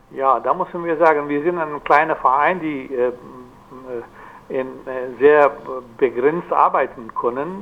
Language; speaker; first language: German; non-native, fluent; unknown